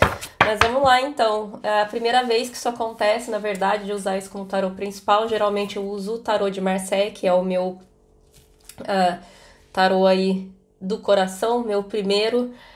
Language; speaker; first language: Portuguese; native; Portuguese